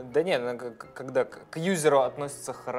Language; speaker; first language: Russian; native; Russian